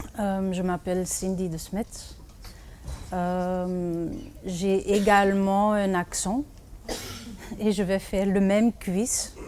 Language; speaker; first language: French; non-native, fluent; Dutch